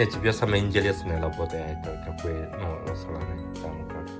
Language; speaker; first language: Russian; non-native, learner; Chinese